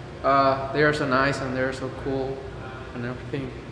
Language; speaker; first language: English; non-native, fluent; Spanish